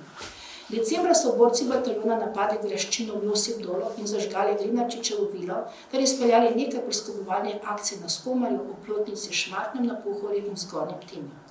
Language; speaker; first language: Slovenian; native; Slovenian